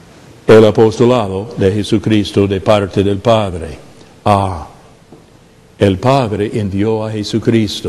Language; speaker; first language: Spanish; non-native, fluent; English